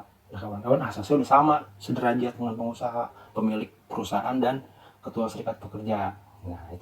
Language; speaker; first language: Indonesian; native; Indonesian